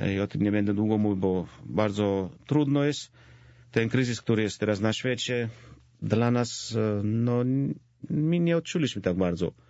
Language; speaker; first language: Polish; non-native, fluent; Georgian